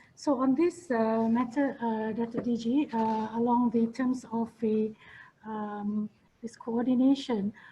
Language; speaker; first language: English; non-native, local second language; Malay